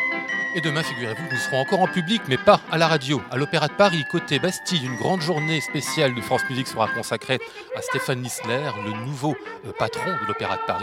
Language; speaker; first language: French; native; French